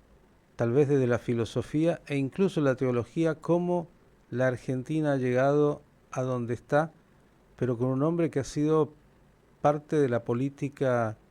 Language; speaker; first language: Spanish; native; Spanish